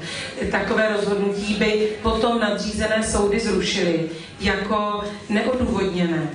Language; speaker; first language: Czech; native; Czech